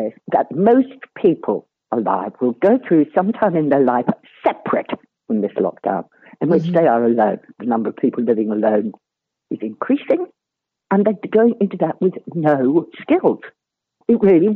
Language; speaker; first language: English; native; English